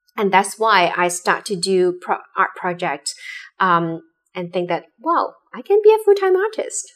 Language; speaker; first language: English; non-native, local second language; Cantonese